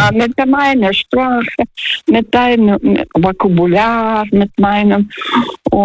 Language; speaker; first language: German; non-native, fluent; Russian